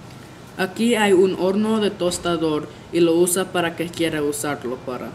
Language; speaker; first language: Spanish; non-native, learner; English